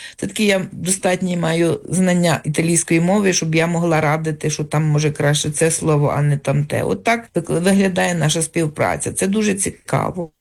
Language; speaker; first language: Ukrainian; native; Ukrainian